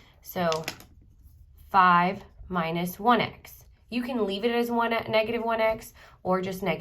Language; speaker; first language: English; native; English